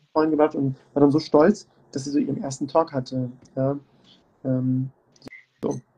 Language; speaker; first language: German; early bilingual, other home language; Turkish